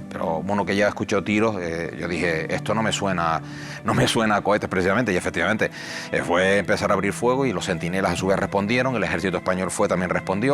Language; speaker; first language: Spanish; native; Spanish